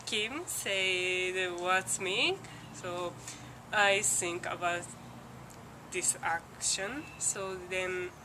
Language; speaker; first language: English; non-native, learner; Japanese